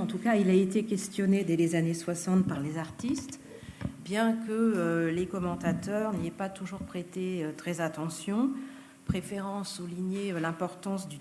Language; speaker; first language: French; native; French